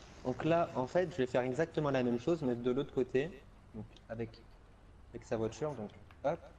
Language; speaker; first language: French; native; French